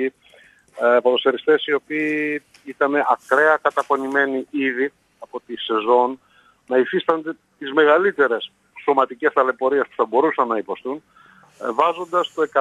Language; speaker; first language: Greek; native; Greek